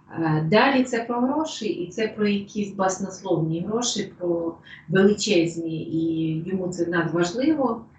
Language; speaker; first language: Ukrainian; non-native, local second language; Russian